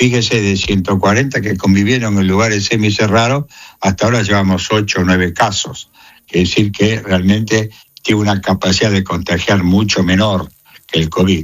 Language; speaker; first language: Spanish; native; Spanish